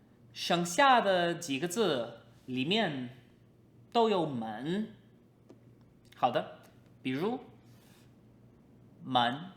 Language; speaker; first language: Chinese; non-native, fluent; English